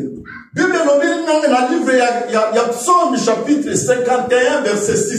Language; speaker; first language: French; non-native, local second language; Lingala